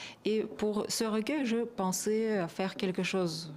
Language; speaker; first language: French; non-native, fluent; Russian